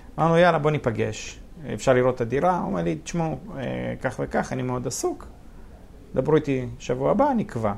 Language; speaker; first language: Hebrew; early bilingual, other home language; Russian